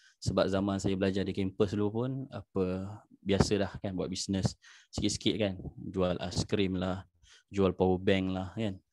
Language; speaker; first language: Malay; native; Malay